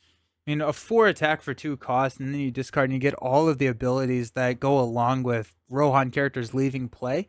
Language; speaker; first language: English; native; English